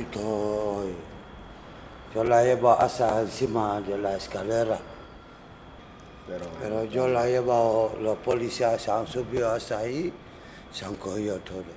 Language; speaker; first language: Spanish; non-native, learner; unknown